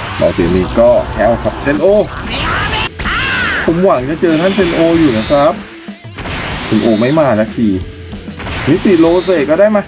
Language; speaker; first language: Thai; native; Thai